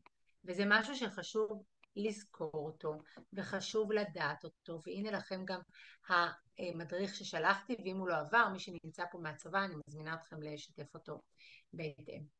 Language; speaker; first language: Hebrew; native; Hebrew